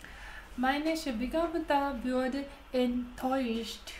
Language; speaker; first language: German; non-native, learner; Japanese